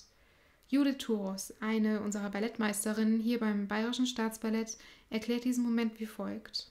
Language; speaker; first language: German; native; German